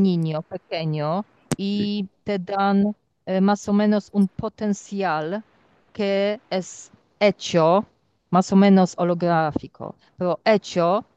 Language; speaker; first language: Spanish; non-native, learner; Polish